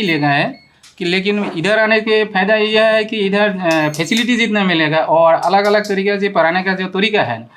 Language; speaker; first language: Hindi; non-native, local second language; Bangla